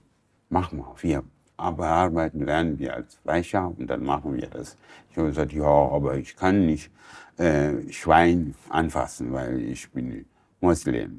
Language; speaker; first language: German; non-native, learner; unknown